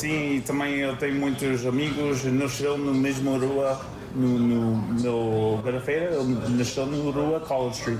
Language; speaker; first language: Portuguese; early bilingual, heritage; Portuguese